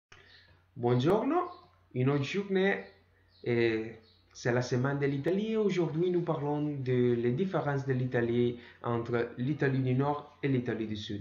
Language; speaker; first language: French; non-native, learner; Italian